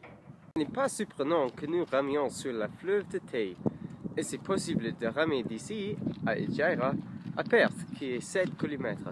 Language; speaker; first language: French; non-native, learner; English